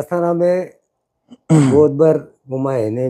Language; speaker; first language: Hindi; non-native, learner; Bangla